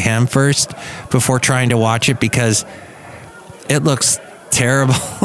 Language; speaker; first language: English; native; English